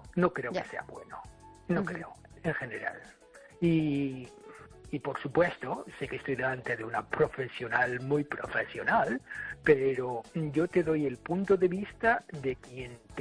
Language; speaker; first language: Spanish; non-native, fluent; English